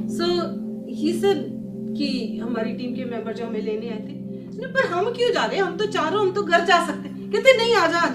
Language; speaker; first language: Hindi; native; Hindi